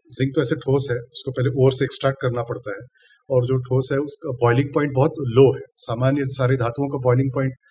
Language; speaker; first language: Hindi; non-native, local second language; Tamil